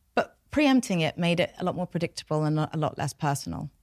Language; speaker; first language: English; non-native, local second language; Persian